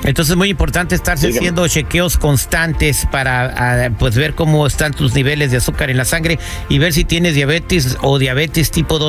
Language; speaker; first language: Spanish; native; Spanish